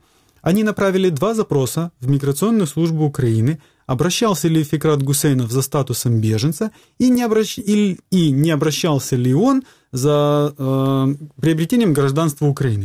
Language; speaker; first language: Russian; native; Russian